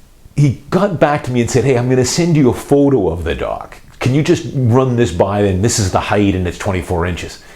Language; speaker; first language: English; native; English